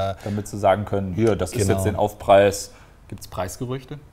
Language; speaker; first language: German; native; German